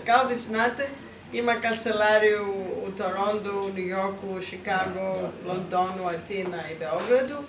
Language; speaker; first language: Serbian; non-native, learner; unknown